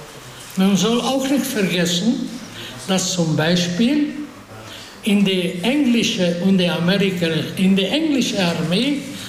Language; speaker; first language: German; non-native, fluent; Hungarian